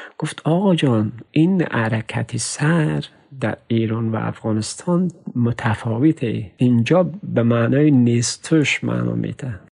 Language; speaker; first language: Persian; native; Persian